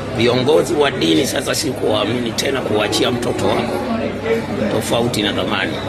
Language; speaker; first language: Swahili; native; Swahili